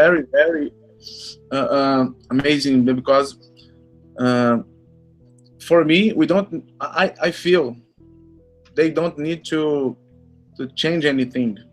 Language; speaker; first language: English; non-native, learner; Portuguese